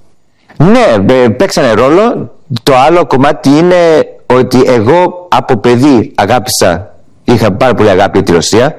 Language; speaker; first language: Greek; early bilingual, heritage; English